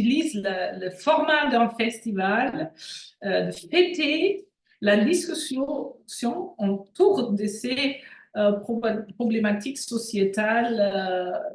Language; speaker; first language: French; non-native, fluent; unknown